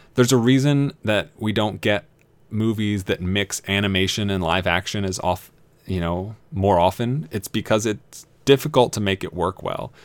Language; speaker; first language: English; native; English